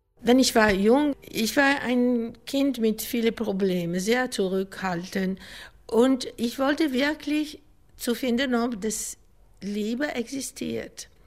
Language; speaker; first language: German; non-native, learner; Greek